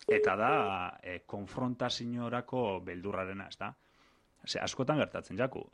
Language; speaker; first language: Basque; native; Basque